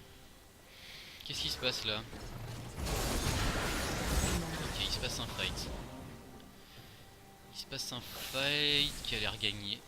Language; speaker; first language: French; native; French